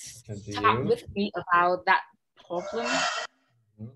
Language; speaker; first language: English; non-native, learner; Vietnamese